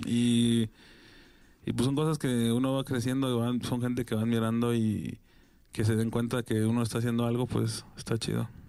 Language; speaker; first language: Spanish; native; Spanish